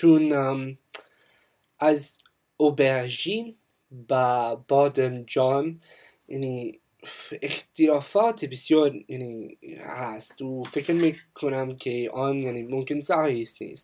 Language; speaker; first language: Persian; non-native, learner; English